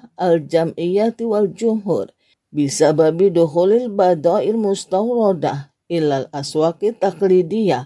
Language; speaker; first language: Arabic; non-native, learner; Indonesian